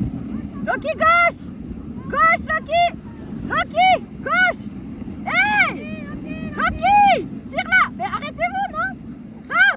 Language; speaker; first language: French; native; French